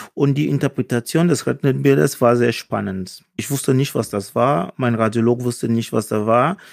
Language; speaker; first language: German; non-native, fluent; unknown